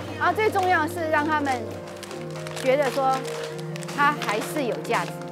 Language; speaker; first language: Chinese; native; Chinese